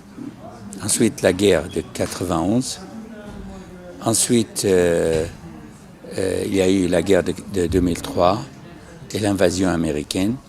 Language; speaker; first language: French; non-native, fluent; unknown